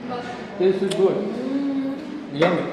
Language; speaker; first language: English; non-native, learner; Gujarati